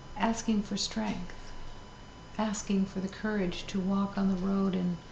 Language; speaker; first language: English; native; English